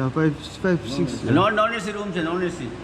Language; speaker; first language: English; non-native, learner; Korean